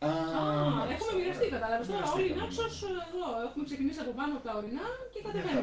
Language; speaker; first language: Greek; native; Greek